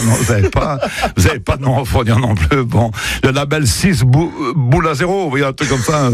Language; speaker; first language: French; native; French